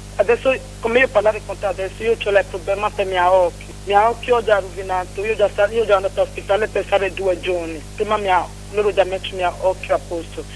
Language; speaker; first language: Italian; non-native, learner; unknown